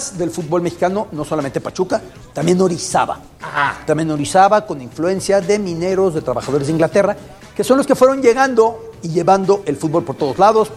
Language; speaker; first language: Spanish; native; Spanish